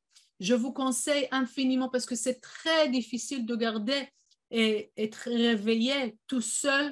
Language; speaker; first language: French; non-native, fluent; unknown